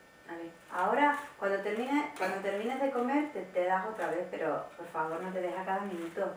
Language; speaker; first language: Spanish; native; Spanish